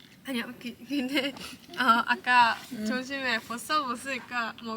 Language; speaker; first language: Korean; non-native, learner; Cantonese